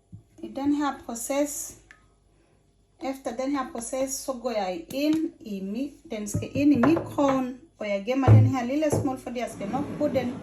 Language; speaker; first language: Danish; non-native, fluent; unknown